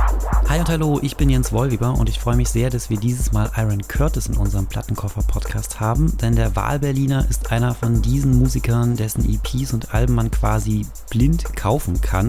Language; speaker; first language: German; native; German